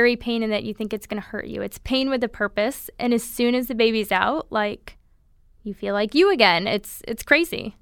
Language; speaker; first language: English; native; English